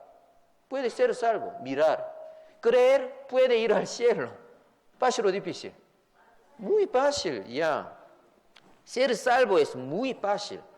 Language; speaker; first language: Spanish; non-native, fluent; Korean